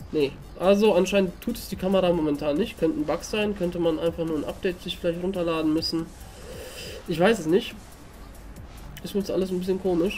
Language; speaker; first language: German; native; German